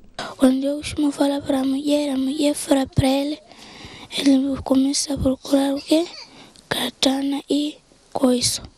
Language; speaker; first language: Portuguese; non-native, local second language; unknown